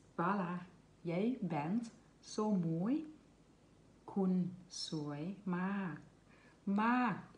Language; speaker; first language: Dutch; non-native, learner; Thai